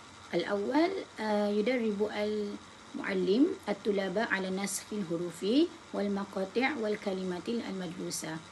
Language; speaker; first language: Arabic; non-native, learner; Malay